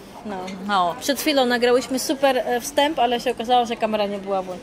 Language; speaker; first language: Polish; non-native, fluent; Georgian